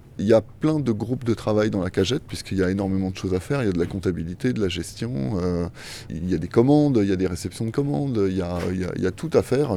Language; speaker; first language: French; native; French